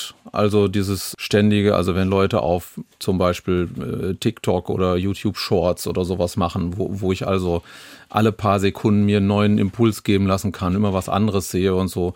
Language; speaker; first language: German; native; German